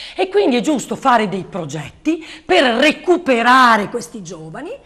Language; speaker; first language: Italian; native; Italian